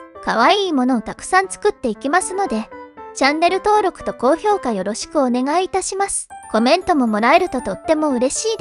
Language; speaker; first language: Japanese; native; Japanese